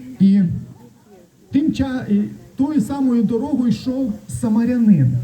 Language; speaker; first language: Ukrainian; non-native, local second language; Russian